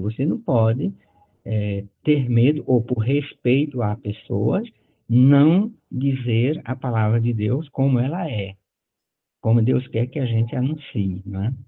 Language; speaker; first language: Portuguese; native; Portuguese